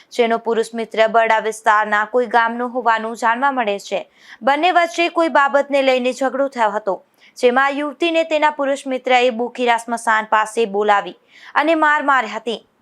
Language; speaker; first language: Gujarati; native; Gujarati